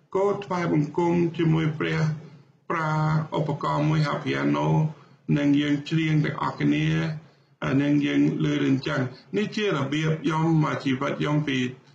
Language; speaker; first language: Khmer; non-native, fluent; English